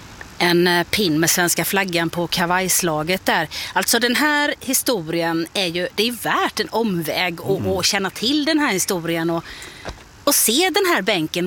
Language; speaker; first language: Swedish; native; Swedish